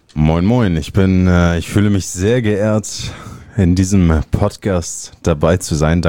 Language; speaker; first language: German; early bilingual, other home language; Italian